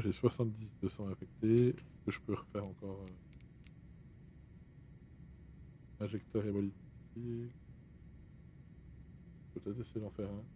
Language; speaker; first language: French; native; French